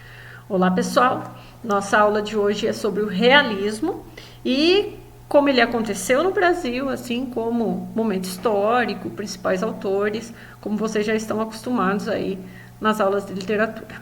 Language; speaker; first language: Portuguese; native; Portuguese